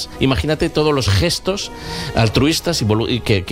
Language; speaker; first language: Spanish; native; Spanish